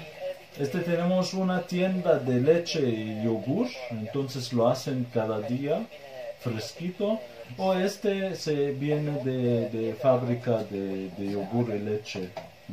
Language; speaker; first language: Spanish; non-native, fluent; Arabic